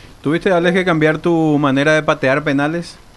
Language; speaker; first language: Spanish; native; Spanish